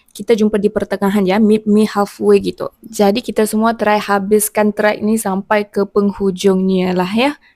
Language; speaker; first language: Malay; native; Malay